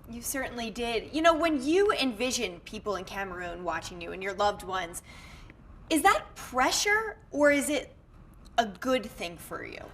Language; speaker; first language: English; native; English